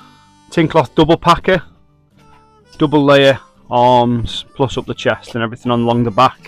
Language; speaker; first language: English; native; English